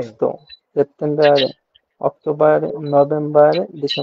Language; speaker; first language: Italian; non-native, learner; Bangla